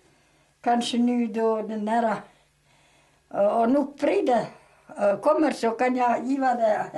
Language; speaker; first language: Swedish; early bilingual, heritage; Swedish